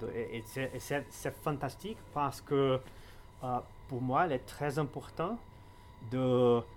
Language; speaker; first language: French; non-native, fluent; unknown